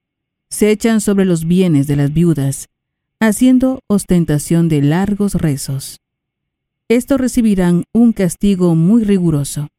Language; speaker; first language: Spanish; native; Spanish